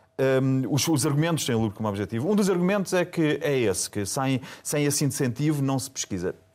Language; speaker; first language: Portuguese; non-native, fluent; German